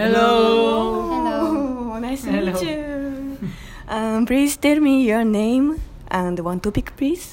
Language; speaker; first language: English; non-native, learner; Japanese